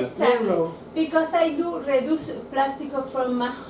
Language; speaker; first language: English; non-native, learner; Spanish